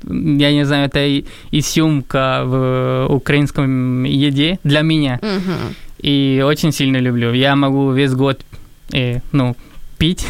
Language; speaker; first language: Russian; non-native, fluent; Spanish